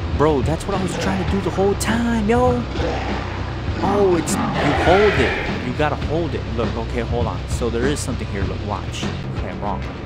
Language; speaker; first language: English; native; English